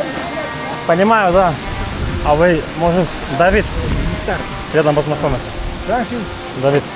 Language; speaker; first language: Russian; non-native, learner; Lithuanian